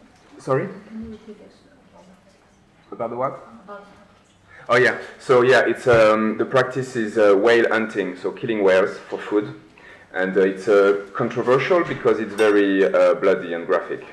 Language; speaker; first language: English; non-native, fluent; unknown